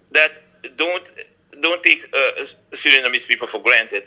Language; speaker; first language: English; non-native, fluent; Dutch